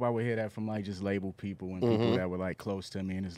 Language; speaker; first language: English; native; English